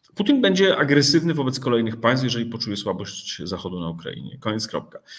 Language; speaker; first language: Polish; native; Polish